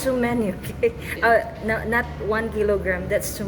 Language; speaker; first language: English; non-native, learner; Filipino